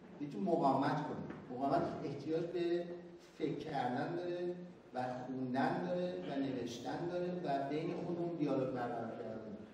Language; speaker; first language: Persian; native; Persian